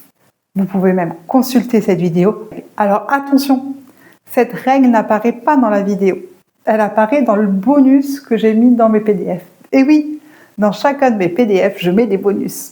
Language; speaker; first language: French; native; French